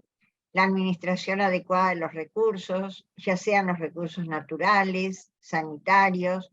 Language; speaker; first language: Spanish; native; Spanish